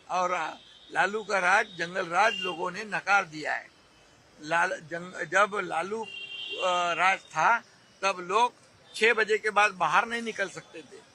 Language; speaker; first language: Hindi; non-native, local second language; Marathi